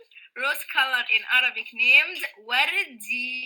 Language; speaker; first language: English; non-native, learner; Arabic